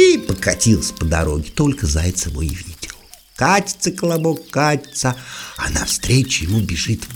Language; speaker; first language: Russian; native; Russian